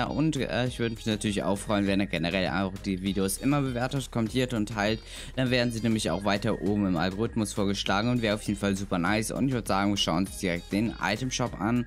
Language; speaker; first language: German; native; German